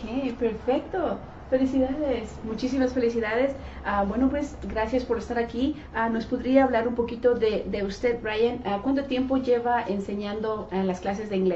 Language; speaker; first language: Spanish; native; Spanish